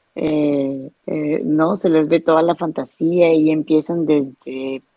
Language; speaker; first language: Spanish; native; Spanish